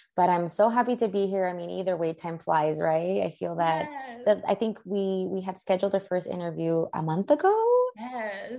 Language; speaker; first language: English; early bilingual, other home language; Spanish